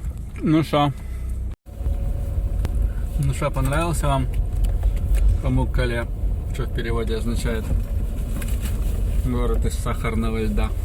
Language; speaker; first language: Russian; native; Russian